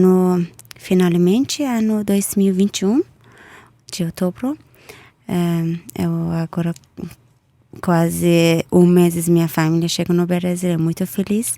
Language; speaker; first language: Portuguese; non-native, learner; Persian